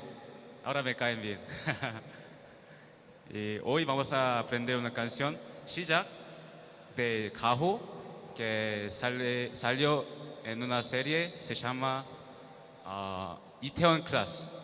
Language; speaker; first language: Spanish; non-native, learner; Korean